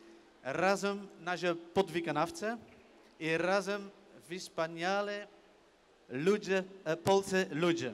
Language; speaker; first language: Polish; non-native, learner; Dutch